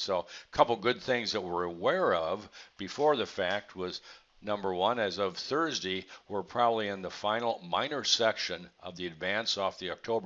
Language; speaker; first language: English; native; English